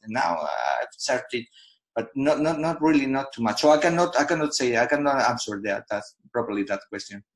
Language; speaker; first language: English; non-native, fluent; Spanish